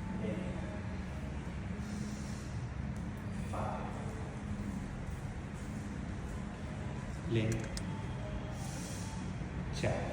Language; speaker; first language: Vietnamese; non-native, learner; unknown